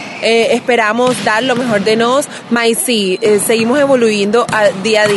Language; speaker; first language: Portuguese; non-native, learner; Spanish